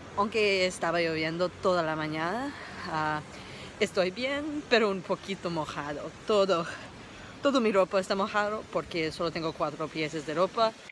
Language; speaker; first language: Spanish; non-native, learner; English